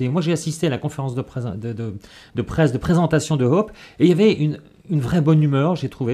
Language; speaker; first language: French; native; French